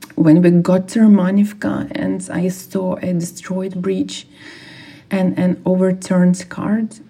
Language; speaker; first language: English; non-native, fluent; Ukrainian